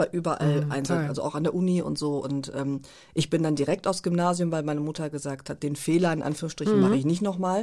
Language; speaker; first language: German; early bilingual, other home language; Turkish